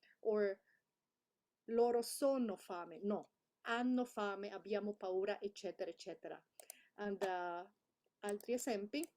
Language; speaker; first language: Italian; non-native, fluent; English